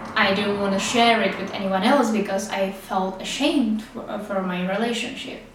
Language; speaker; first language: English; non-native, fluent; Czech